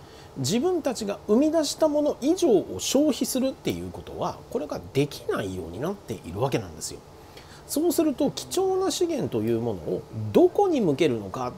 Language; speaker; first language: Japanese; native; Japanese